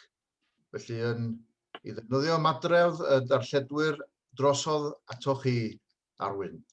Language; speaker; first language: Welsh; native; Welsh